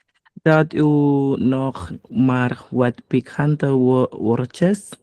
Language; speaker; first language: Dutch; non-native, learner; Indonesian